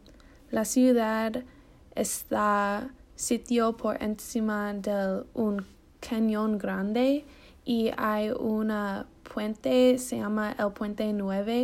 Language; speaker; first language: Spanish; non-native, learner; English